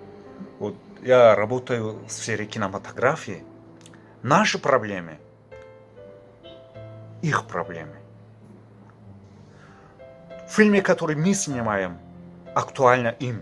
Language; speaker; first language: Russian; non-native, fluent; Tajik